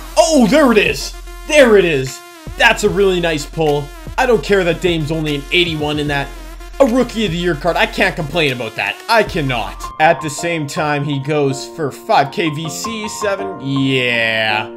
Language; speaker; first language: English; native; English